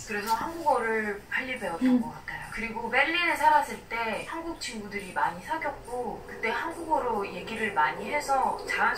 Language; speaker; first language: Korean; non-native, fluent; French